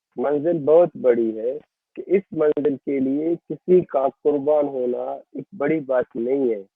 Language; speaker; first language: Urdu; non-native, local second language; Baluchi